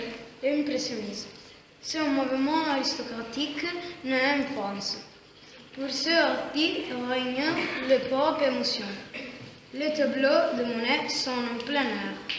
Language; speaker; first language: French; non-native, learner; Italian